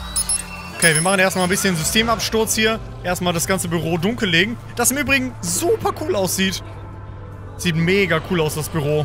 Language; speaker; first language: German; native; German